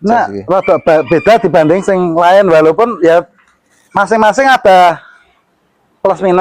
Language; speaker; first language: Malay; non-native, local second language; Javanese